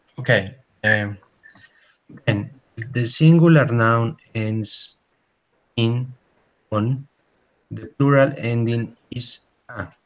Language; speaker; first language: English; non-native, learner; Spanish